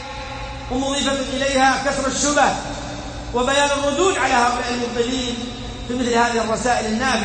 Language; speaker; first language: Arabic; native; Arabic